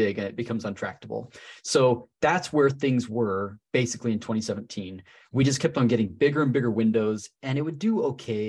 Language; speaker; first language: English; native; English